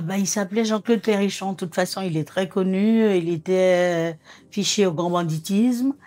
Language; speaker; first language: French; native; French